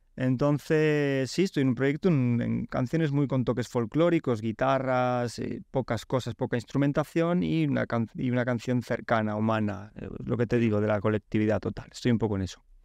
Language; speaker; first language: Spanish; early bilingual, other home language; Polish